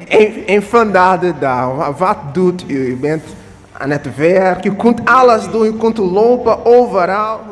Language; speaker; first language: Dutch; non-native, fluent; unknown